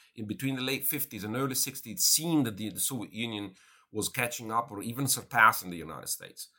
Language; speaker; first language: English; non-native, fluent; Italian